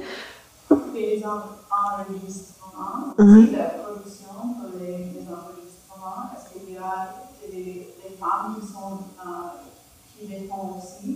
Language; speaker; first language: French; non-native, learner; English